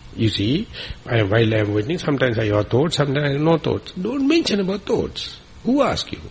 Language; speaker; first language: English; non-native, local second language; Sinhala